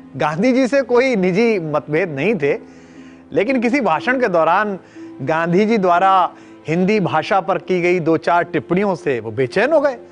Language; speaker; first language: Hindi; native; Hindi